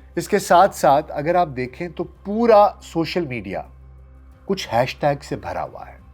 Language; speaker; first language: Urdu; native; Urdu